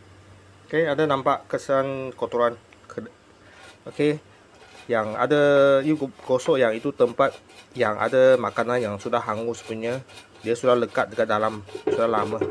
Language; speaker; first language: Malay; non-native, local second language; Chinese